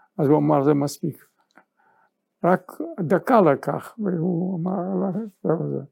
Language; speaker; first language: Hebrew; non-native, fluent; Yiddish